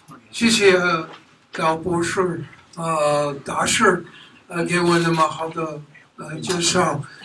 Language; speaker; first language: Chinese; non-native, learner; English